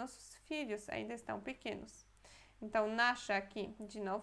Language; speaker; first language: Portuguese; non-native, fluent; Polish